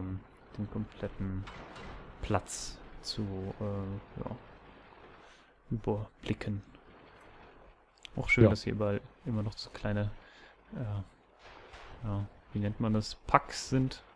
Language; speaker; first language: German; native; German